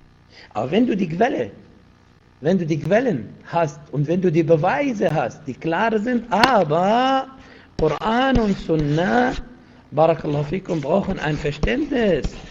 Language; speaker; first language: German; non-native, fluent; Arabic